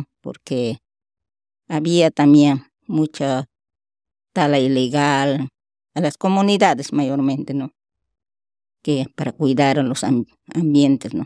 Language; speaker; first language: Spanish; non-native, local second language; Shipibo-Conibo